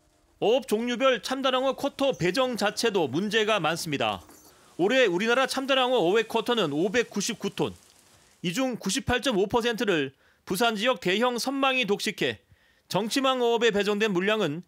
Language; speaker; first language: Korean; native; Korean